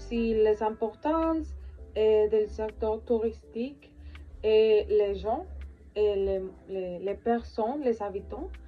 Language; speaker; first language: French; non-native, learner; Spanish